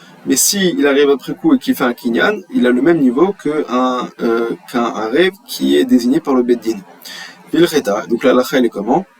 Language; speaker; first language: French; native; French